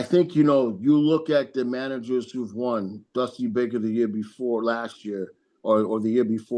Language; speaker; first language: English; native; English